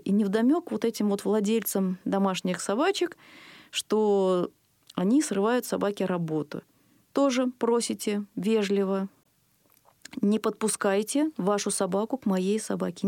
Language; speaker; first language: Russian; native; Russian